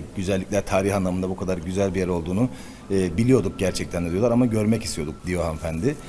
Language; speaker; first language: Turkish; native; Turkish